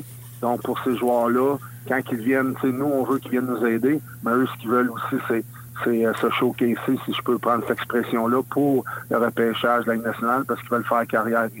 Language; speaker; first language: French; native; French